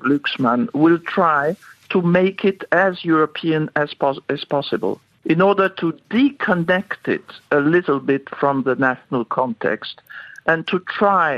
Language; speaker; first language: English; non-native, fluent; French